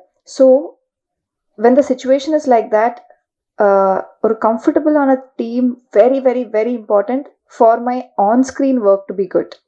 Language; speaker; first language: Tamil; non-native, learner; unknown